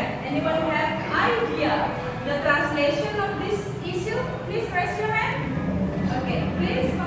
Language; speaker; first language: English; non-native, fluent; Indonesian